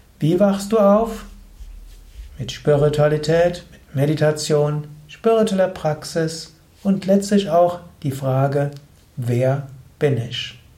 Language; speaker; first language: German; native; German